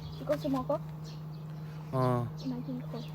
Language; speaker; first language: Korean; non-native, learner; Lao